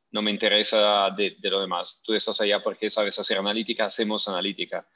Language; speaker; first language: Spanish; non-native, fluent; Italian